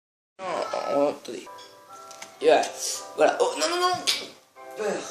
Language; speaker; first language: French; native; French